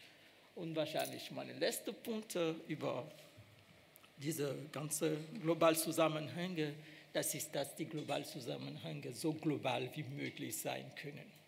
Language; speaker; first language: German; non-native, fluent; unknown